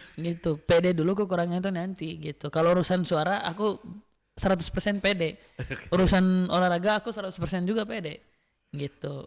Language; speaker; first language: Indonesian; non-native, local second language; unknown